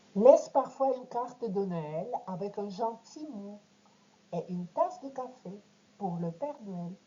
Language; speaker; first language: French; non-native, fluent; Ukrainian